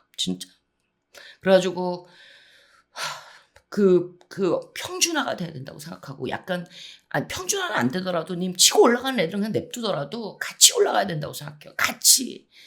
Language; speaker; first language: Korean; early bilingual, heritage; Korean